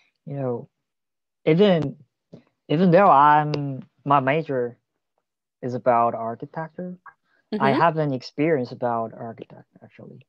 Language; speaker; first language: English; non-native, learner; Korean